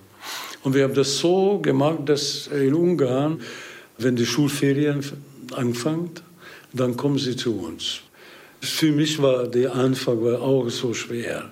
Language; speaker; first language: German; non-native, learner; Hungarian